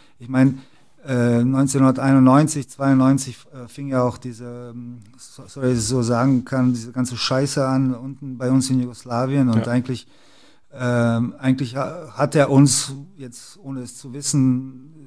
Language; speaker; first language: German; early bilingual, other home language; Serbian